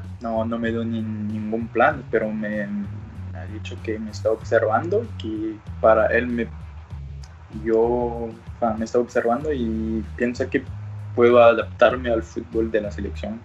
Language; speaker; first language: Spanish; early bilingual, other home language; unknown